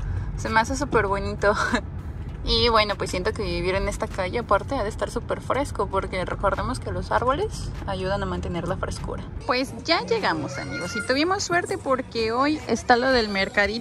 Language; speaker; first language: Spanish; native; Spanish